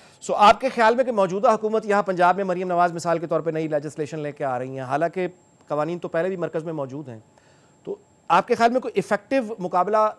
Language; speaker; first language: Urdu; native; Urdu